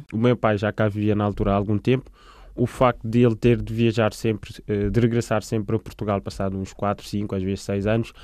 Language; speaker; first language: Portuguese; non-native, fluent; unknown